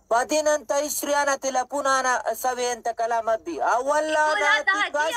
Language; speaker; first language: Arabic; non-native, learner; Pashto